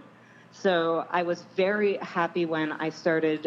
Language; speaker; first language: English; native; English